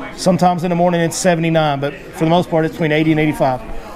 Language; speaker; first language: English; native; English